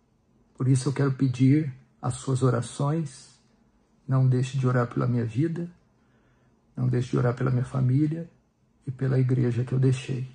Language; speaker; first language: Portuguese; native; Portuguese